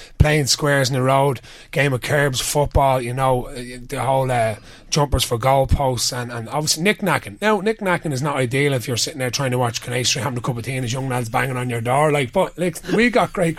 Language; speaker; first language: English; native; English